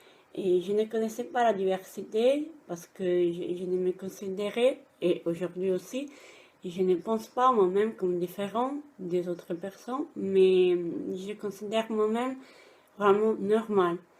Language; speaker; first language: French; non-native, fluent; Italian